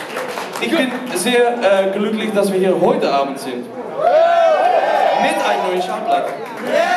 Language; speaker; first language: German; non-native, learner; Dutch